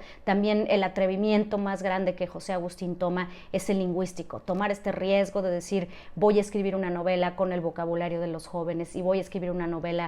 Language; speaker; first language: Spanish; native; Spanish